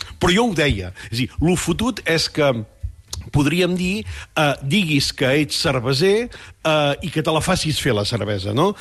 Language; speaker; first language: Catalan; native; Catalan